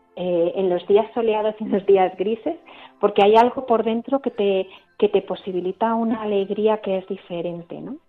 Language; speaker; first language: Spanish; native; Spanish